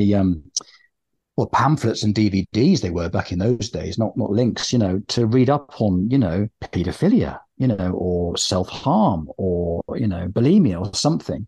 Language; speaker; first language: English; native; English